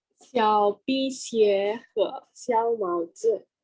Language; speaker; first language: Chinese; non-native, learner; Indonesian